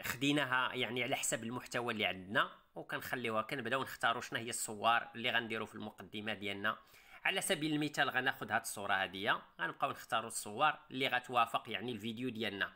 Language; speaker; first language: Arabic; native; Arabic